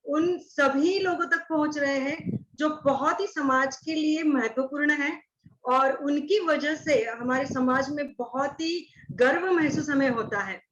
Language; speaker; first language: Hindi; non-native, local second language; Marathi